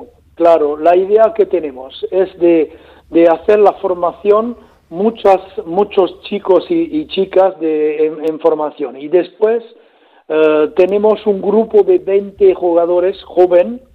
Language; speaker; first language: Spanish; non-native, learner; French